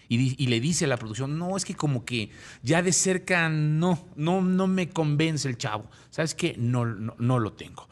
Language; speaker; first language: Spanish; native; Spanish